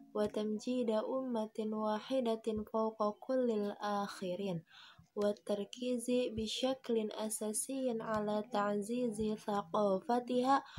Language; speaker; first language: Arabic; non-native, learner; Indonesian